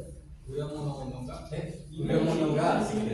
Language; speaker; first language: Japanese; non-native, learner; Indonesian